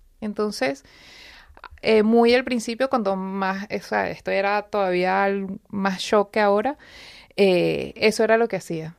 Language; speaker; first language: Spanish; native; Spanish